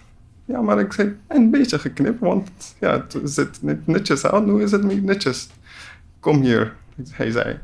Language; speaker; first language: Dutch; non-native, learner; Persian